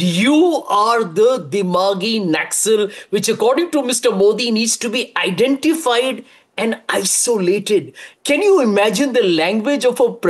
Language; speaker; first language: English; non-native, local second language; Hindi